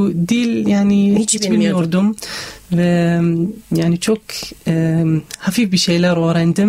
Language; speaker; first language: Turkish; non-native, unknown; Arabic